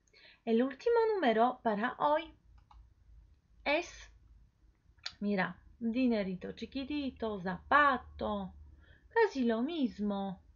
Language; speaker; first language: Spanish; non-native, fluent; Polish